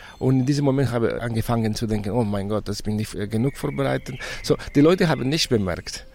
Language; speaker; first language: German; non-native, fluent; Spanish